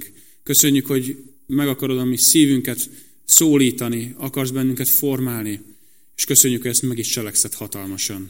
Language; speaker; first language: Hungarian; native; Hungarian